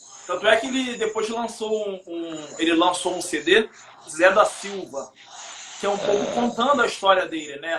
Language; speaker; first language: Portuguese; native; Portuguese